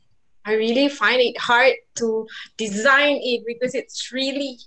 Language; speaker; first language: English; non-native, local second language; Malay